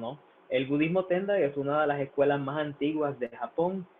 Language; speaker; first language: Spanish; native; Spanish